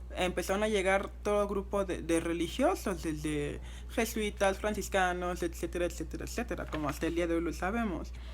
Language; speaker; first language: Spanish; non-native, fluent; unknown